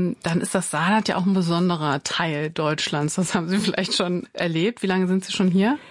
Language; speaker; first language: German; native; German